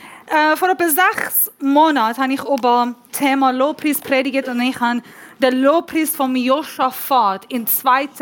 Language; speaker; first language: German; non-native, learner; Persian